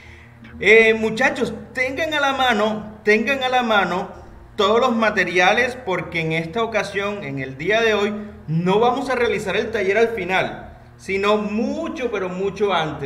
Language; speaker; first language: Spanish; native; Spanish